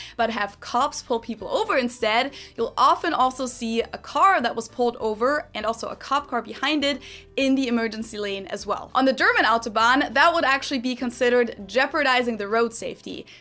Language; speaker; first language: English; non-native, fluent; German